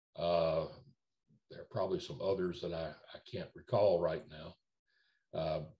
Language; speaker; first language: English; native; English